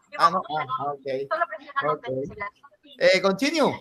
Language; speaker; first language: English; non-native, fluent; Spanish